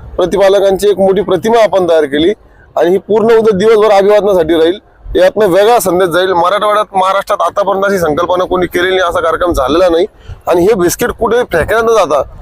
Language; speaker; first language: Marathi; native; Marathi